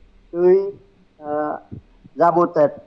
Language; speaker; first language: Russian; non-native, learner; Vietnamese